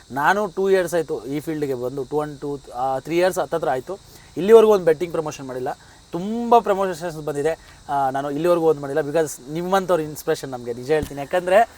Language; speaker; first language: Kannada; native; Kannada